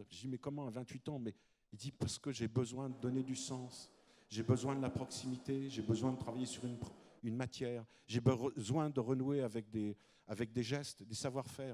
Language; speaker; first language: French; native; French